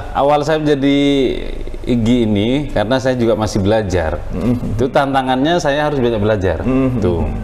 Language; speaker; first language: Indonesian; non-native, local second language; Madurese